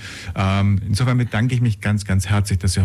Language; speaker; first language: German; native; German